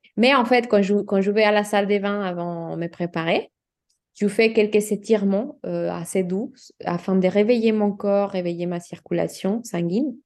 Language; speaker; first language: French; non-native, fluent; Spanish